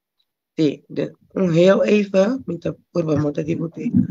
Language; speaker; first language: Dutch; non-native, local second language; Papiamento